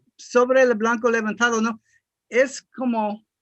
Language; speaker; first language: Spanish; non-native, fluent; English